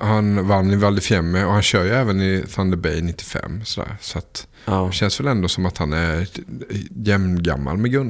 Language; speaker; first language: Swedish; native; Swedish